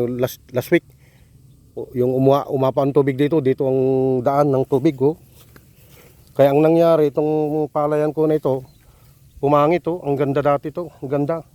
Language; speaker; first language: Filipino; non-native, local second language; Iloko